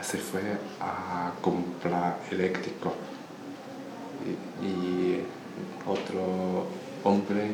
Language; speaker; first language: Spanish; non-native, learner; Chinese